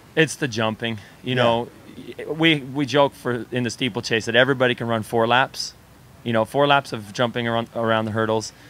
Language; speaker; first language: English; native; English